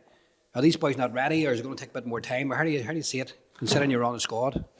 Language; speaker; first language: English; native; English